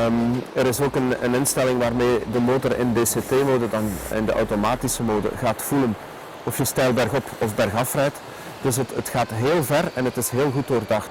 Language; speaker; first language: Dutch; native; Dutch